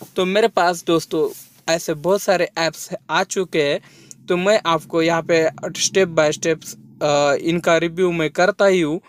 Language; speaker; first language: Hindi; non-native, local second language; Marathi